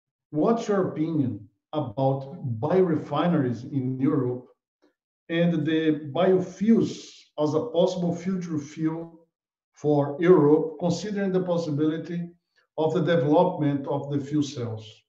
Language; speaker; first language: English; non-native, fluent; Portuguese